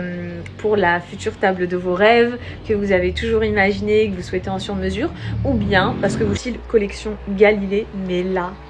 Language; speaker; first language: French; native; French